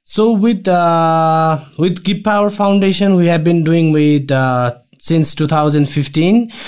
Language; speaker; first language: English; non-native, local second language; Nepali